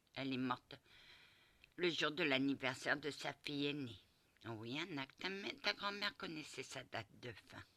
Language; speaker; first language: French; early bilingual, other home language; Portuguese